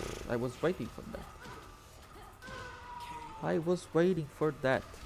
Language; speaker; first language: English; non-native, fluent; Italian